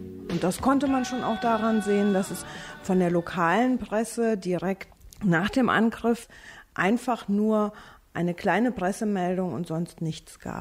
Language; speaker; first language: German; native; German